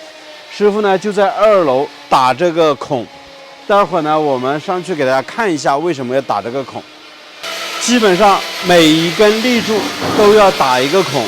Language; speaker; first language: Chinese; native; Chinese